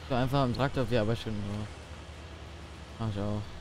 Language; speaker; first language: German; native; German